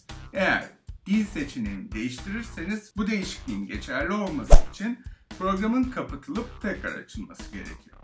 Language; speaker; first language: Turkish; native; Turkish